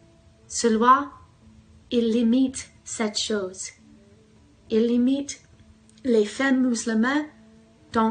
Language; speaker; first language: French; non-native, learner; English